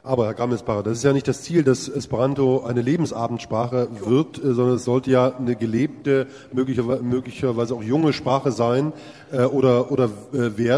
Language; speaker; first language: German; native; German